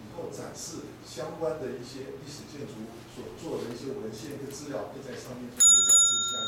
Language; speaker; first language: Chinese; native; Chinese